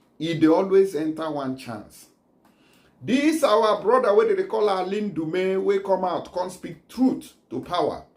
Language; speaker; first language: Nigerian Pidgin; native; Nigerian Pidgin